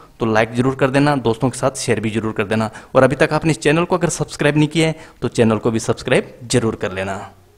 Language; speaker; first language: Hindi; native; Hindi